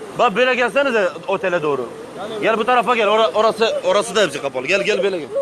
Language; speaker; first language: Turkish; native; Turkish